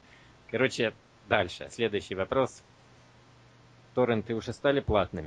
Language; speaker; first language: Russian; native; Russian